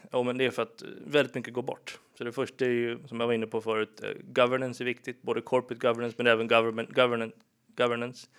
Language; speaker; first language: Swedish; early bilingual, other home language; English